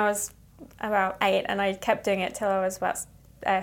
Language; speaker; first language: English; native; English